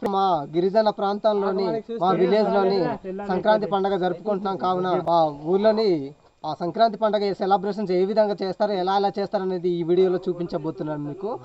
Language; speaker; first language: Telugu; non-native, local second language; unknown